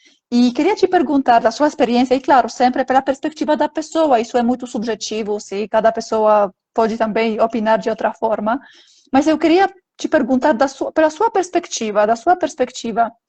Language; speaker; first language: Portuguese; non-native, fluent; Polish